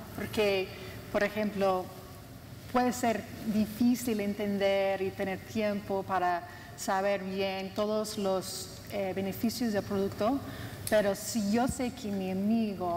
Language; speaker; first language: Spanish; non-native, fluent; English